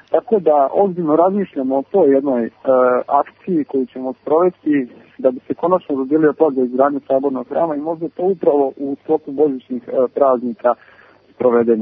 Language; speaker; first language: Serbian; native; Serbian